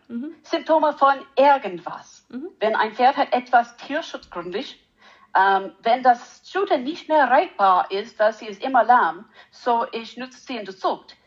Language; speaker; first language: German; non-native, learner; English